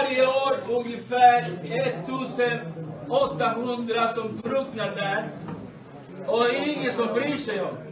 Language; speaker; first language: Swedish; non-native, fluent; Spanish